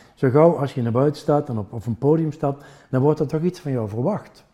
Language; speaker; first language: Dutch; non-native, local second language; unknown